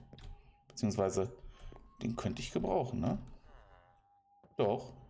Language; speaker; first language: German; native; German